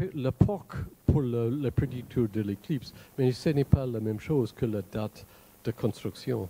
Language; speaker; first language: French; non-native, fluent; English